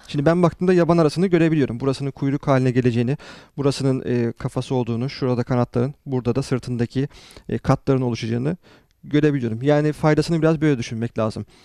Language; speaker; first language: Turkish; native; Turkish